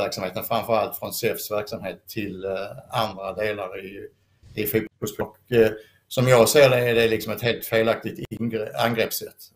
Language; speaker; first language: Swedish; native; Swedish